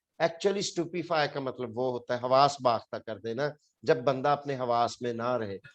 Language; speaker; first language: Urdu; non-native, local second language; Punjabi